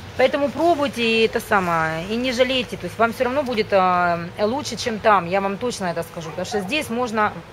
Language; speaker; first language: Russian; native; Russian